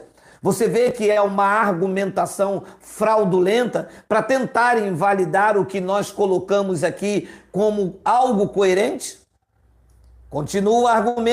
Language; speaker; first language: Portuguese; native; Portuguese